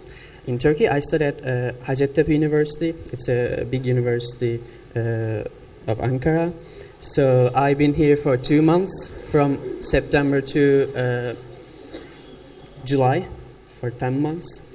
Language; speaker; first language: English; non-native, fluent; Turkish